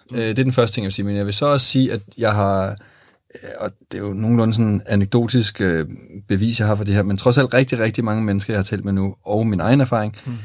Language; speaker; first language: Danish; native; Danish